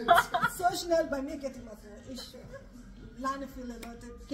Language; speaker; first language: German; non-native, learner; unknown